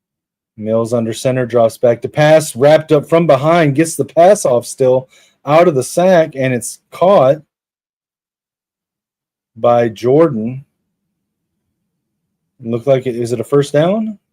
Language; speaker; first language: English; native; English